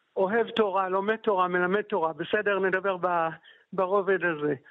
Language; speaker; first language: Hebrew; native; Hebrew